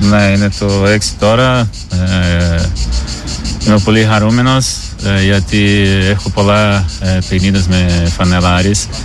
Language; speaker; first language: Greek; non-native, learner; Portuguese